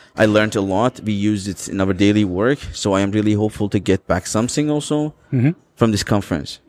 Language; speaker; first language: English; non-native, fluent; Azerbaijani